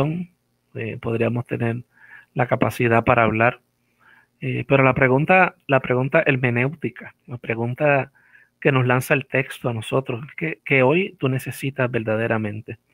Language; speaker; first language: Spanish; native; Spanish